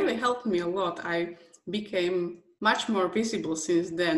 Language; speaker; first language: English; non-native, fluent; Slovak